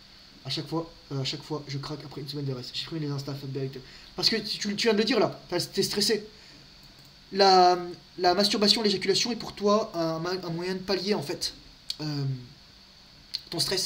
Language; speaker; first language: French; native; French